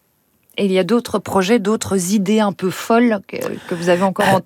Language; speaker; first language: French; native; French